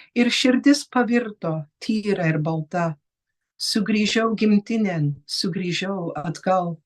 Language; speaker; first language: Lithuanian; early bilingual, heritage; Lithuanian